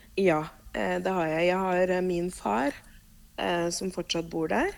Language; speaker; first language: Norwegian; early bilingual, other home language; Spanish